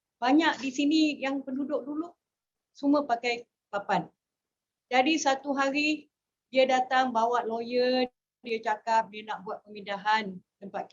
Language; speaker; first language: Malay; native; Malay